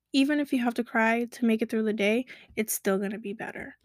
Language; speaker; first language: English; early bilingual, other home language; Kabuverdianu